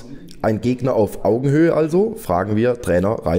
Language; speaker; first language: German; native; German